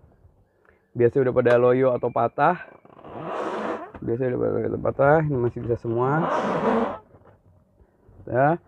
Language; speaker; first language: Indonesian; native; Indonesian